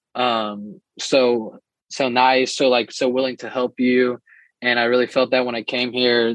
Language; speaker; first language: English; early bilingual, other home language; Portuguese